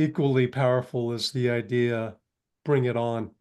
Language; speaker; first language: English; native; English